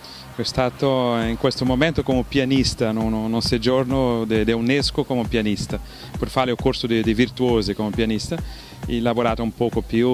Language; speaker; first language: Italian; non-native, fluent; Portuguese